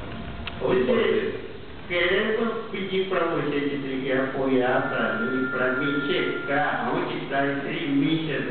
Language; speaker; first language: Portuguese; non-native, local second language; Kayapó